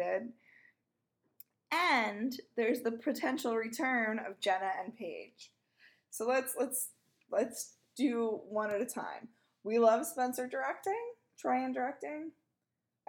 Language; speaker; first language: English; native; English